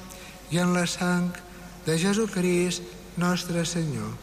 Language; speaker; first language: Catalan; native; Catalan